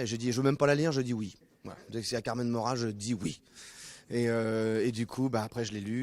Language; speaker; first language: French; native; French